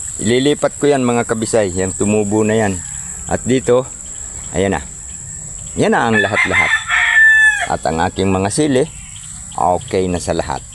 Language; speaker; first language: Filipino; non-native, local second language; Cebuano